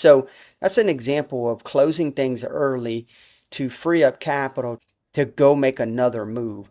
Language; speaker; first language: English; native; English